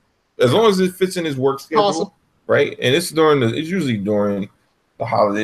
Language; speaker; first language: English; native; English